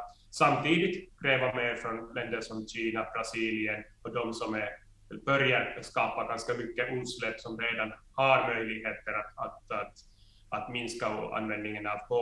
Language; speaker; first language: Swedish; non-native, fluent; Finnish